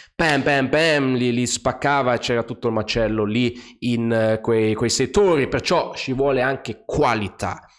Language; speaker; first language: Italian; non-native, fluent; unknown